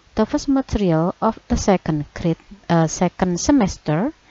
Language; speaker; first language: English; non-native, fluent; Indonesian